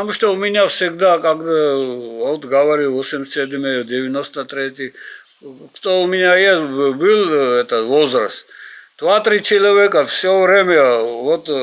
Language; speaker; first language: Russian; non-native, learner; Georgian